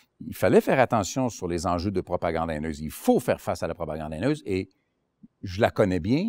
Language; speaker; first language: French; native; French